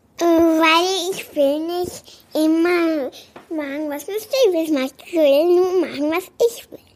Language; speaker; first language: German; early bilingual, heritage; German